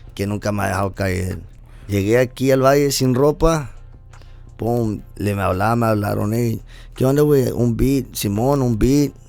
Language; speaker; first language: Spanish; early bilingual, heritage; Spanish